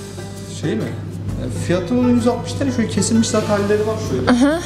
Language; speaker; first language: Turkish; native; Turkish